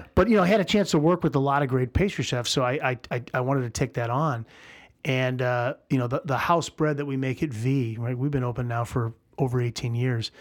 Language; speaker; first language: English; native; English